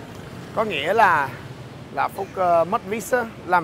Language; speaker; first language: Vietnamese; non-native, learner; English